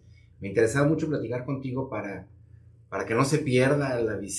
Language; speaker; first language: Spanish; native; Spanish